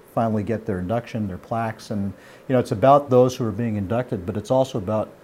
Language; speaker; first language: English; native; English